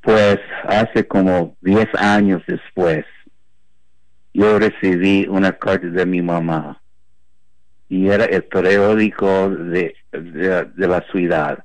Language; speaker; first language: Spanish; non-native, fluent; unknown